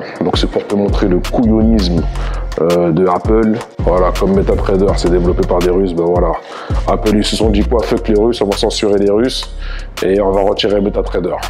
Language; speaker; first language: French; native; French